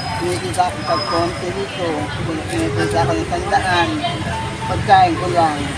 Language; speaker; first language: Filipino; native; Filipino